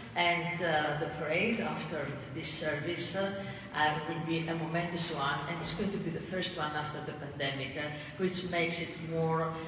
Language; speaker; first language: English; non-native, fluent; Greek